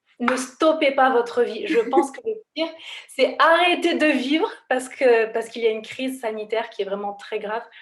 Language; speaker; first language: French; native; French